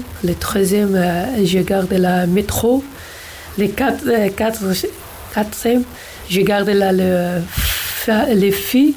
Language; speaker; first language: French; non-native, learner; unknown